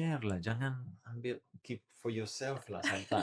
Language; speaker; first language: Indonesian; non-native, learner; Italian